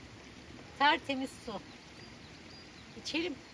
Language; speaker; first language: Turkish; native; Turkish